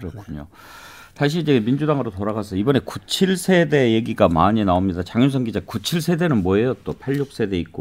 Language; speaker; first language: Korean; native; Korean